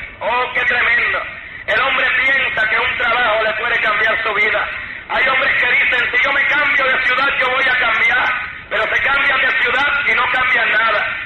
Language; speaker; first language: Spanish; native; Spanish